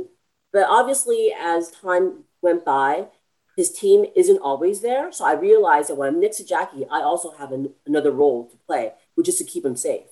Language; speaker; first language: English; native; English